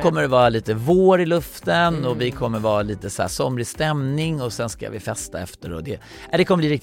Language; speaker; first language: Swedish; native; Swedish